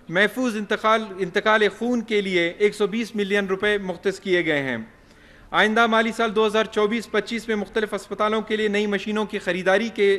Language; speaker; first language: Urdu; non-native, local second language; Baluchi